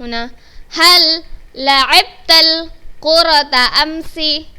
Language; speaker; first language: Arabic; non-native, fluent; Indonesian